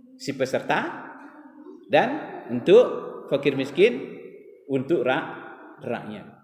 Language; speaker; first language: Malay; non-native, local second language; Minangkabau